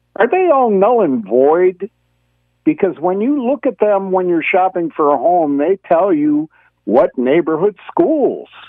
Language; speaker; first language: English; native; English